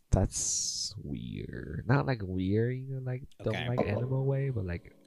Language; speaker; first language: English; non-native, fluent; Chinese